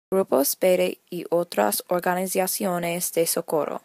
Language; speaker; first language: Spanish; non-native, learner; English